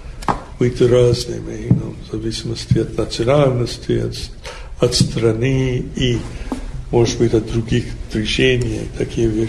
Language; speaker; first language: Russian; non-native, fluent; English